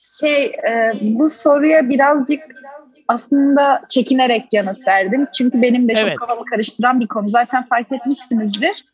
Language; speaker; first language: Turkish; native; Turkish